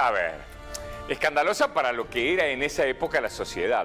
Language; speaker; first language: Spanish; native; Spanish